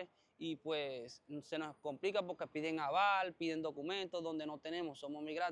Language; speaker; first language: Spanish; native; Spanish